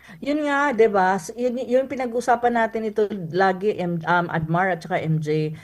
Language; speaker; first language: Filipino; non-native, local second language; Cebuano